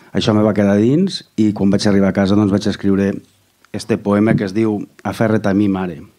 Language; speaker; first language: Catalan; native; Catalan